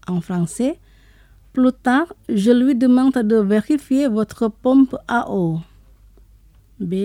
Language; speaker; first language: French; non-native, fluent; Indonesian